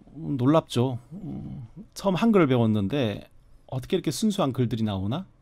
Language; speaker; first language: Korean; native; Korean